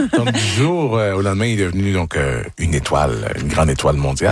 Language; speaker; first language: French; native; French